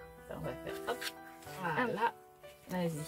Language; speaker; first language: French; native; French